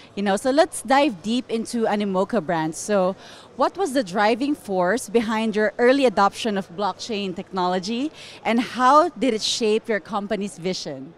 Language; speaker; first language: English; non-native, local second language; Filipino